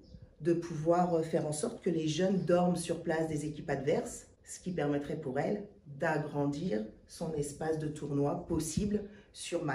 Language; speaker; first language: French; native; French